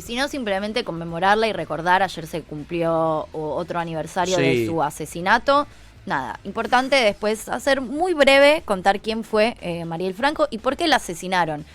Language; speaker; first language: Spanish; native; Spanish